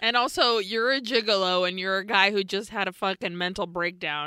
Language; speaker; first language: English; early bilingual, other home language; Spanish